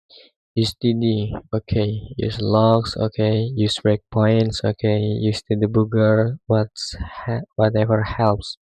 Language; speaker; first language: English; non-native, learner; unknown